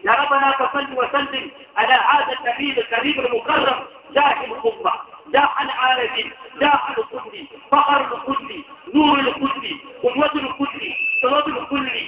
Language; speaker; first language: Arabic; non-native, fluent; Hausa